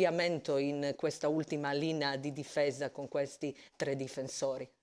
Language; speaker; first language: Italian; non-native, fluent; Croatian